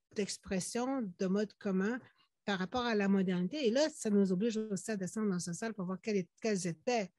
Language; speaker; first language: French; native; French